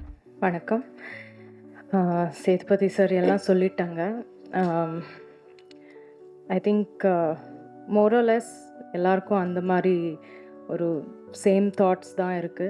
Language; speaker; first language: Tamil; non-native, local second language; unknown